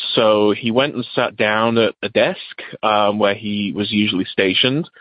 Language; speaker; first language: English; native; English